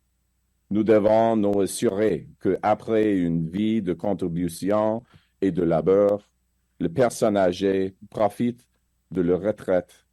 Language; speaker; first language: French; non-native, fluent; English